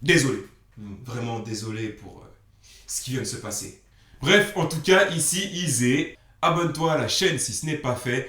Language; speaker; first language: French; native; French